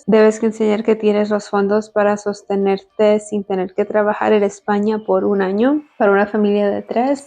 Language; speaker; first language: Spanish; early bilingual, heritage; Spanish